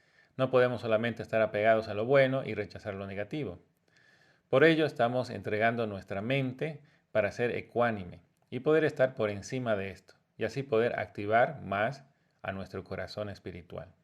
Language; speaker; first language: Spanish; native; Spanish